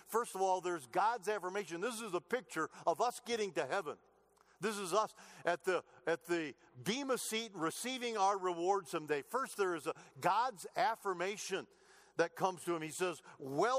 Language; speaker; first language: English; native; English